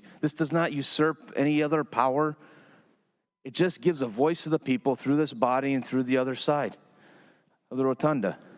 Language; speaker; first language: English; native; English